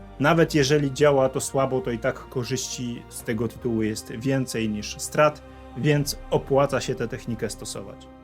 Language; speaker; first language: Polish; native; Polish